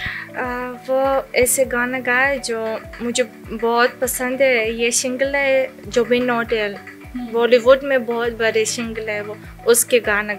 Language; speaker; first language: Hindi; non-native, learner; Russian